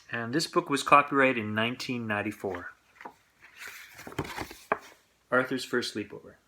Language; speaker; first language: English; native; English